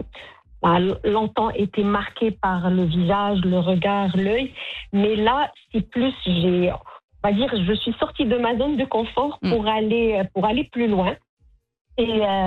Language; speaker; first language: French; non-native, local second language; Arabic